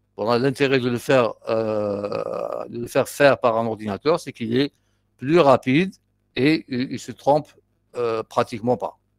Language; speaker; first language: French; non-native, local second language; Arabic